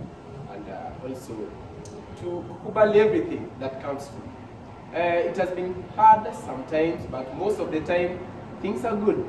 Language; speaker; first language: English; non-native, local second language; Swahili